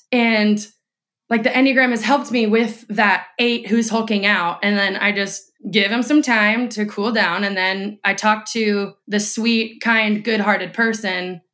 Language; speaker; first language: English; native; English